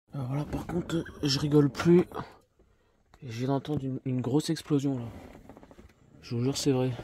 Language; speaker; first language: French; native; French